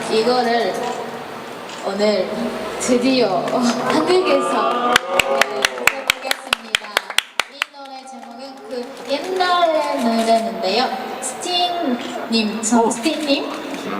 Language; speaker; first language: Korean; non-native, fluent; Japanese